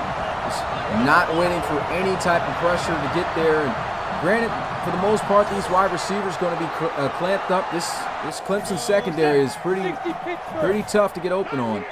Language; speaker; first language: English; native; English